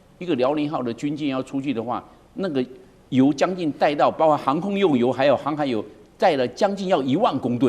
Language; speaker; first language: Chinese; native; Chinese